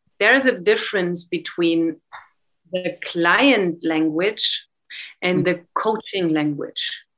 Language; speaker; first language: English; non-native, fluent; German